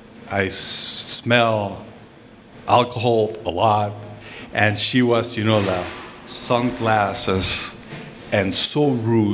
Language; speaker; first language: English; non-native, fluent; Spanish